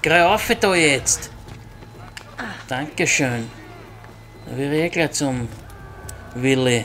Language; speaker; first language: German; native; German